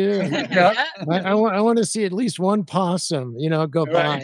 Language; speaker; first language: English; native; English